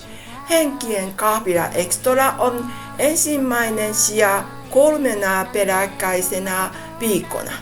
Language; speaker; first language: Finnish; non-native, learner; Japanese